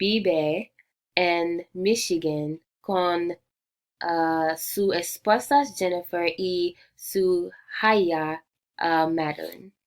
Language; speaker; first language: Spanish; non-native, learner; English